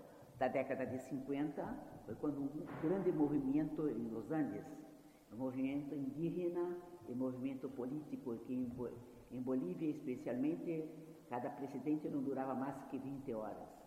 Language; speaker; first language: Spanish; non-native, fluent; Portuguese